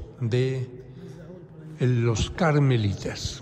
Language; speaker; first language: Spanish; native; Spanish